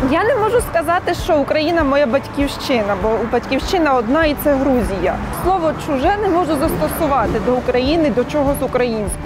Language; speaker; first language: Ukrainian; non-native, fluent; Georgian